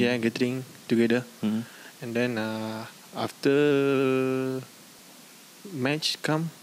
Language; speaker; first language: English; non-native, learner; Malay